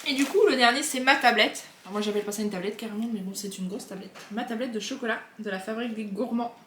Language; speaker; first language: French; native; French